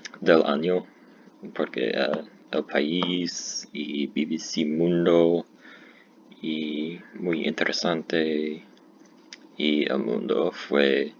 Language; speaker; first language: Spanish; non-native, learner; English